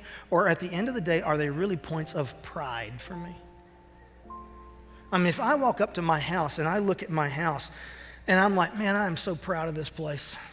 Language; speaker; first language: English; native; English